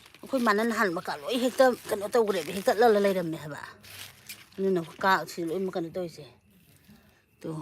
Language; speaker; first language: Manipuri; non-native, local second language; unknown